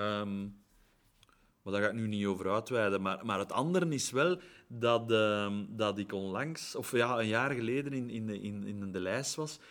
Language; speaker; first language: Dutch; native; Dutch